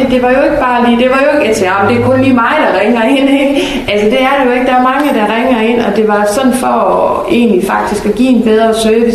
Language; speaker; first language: Danish; native; Danish